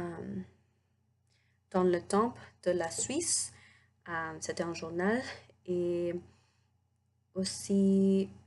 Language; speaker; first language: French; non-native, learner; English